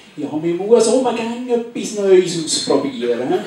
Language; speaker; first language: German; native; German